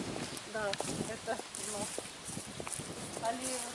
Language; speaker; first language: Russian; native; Russian